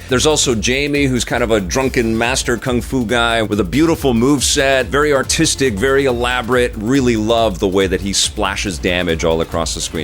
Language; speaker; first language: English; native; English